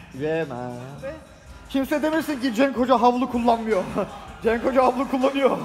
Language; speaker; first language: Turkish; native; Turkish